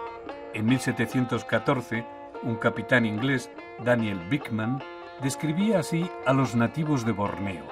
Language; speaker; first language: Spanish; native; Spanish